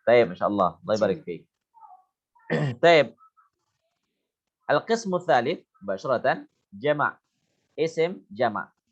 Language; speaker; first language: Arabic; non-native, fluent; Indonesian